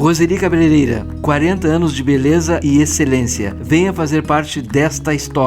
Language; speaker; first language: Portuguese; native; Portuguese